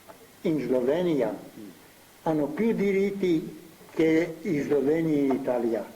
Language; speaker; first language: Italian; non-native, fluent; Slovenian